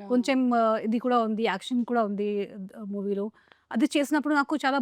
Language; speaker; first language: Telugu; non-native, local second language; Hindi